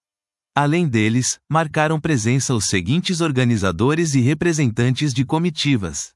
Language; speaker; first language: Portuguese; native; Portuguese